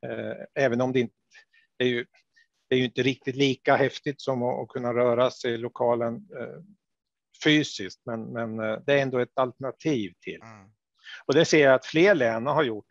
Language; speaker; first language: Swedish; native; Swedish